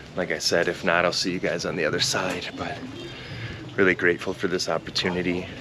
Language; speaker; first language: English; native; English